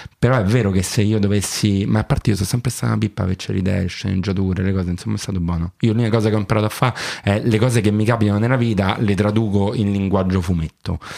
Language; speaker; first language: Italian; native; Italian